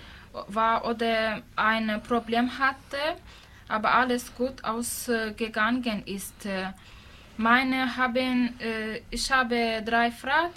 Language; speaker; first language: German; non-native, learner; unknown